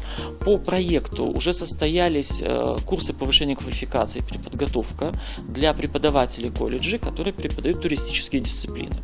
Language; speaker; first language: Russian; native; Russian